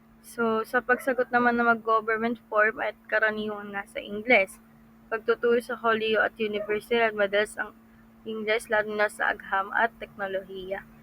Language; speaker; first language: Filipino; non-native, local second language; Cebuano